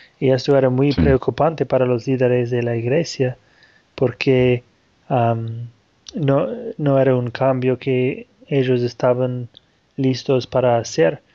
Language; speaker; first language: Spanish; non-native, fluent; Portuguese